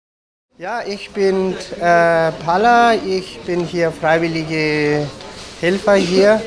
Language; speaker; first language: German; non-native, fluent; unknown